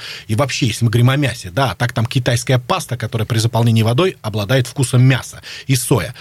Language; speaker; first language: Russian; native; Russian